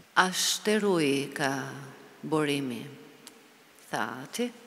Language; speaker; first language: Italian; non-native, learner; Albanian